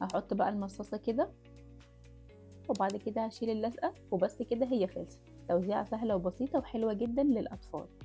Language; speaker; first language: Arabic; native; Arabic